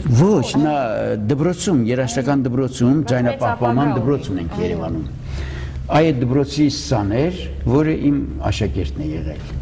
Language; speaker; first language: Armenian; early bilingual, heritage; Armenian